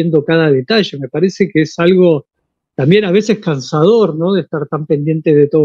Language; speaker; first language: Spanish; native; Spanish